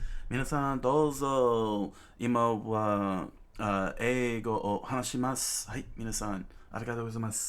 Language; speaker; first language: Japanese; non-native, learner; English